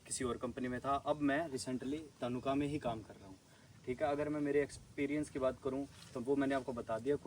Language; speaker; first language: Hindi; non-native, local second language; Punjabi